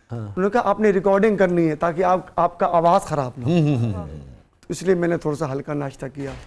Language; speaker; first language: Urdu; non-native, local second language; Punjabi